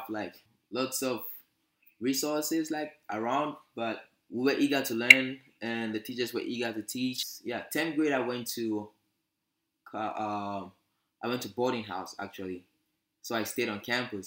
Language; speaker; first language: English; native; English